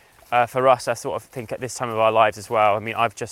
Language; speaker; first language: English; native; English